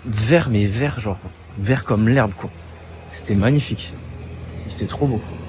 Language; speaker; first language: French; native; French